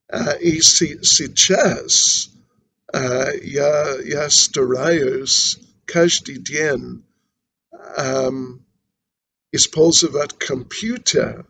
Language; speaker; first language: Russian; non-native, learner; English